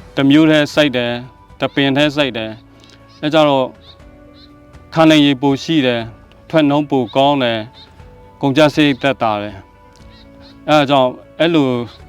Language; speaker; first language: Burmese; native; Burmese